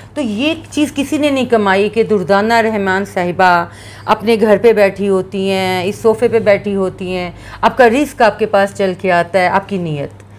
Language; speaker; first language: Urdu; non-native, local second language; Punjabi